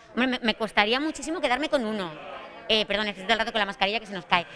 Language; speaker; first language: Spanish; native; Spanish